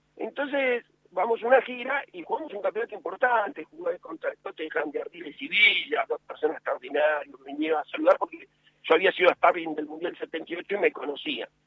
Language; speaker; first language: Spanish; native; Spanish